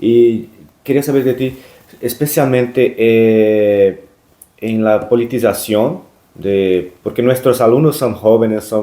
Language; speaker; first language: Spanish; non-native, fluent; Portuguese